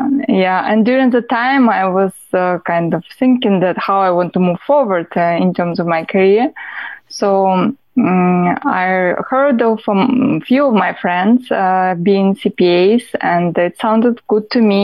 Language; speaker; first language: English; non-native, fluent; Russian